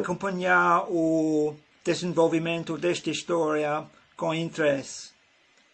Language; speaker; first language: Portuguese; non-native, learner; English